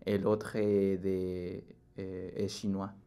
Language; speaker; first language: French; non-native, learner; Spanish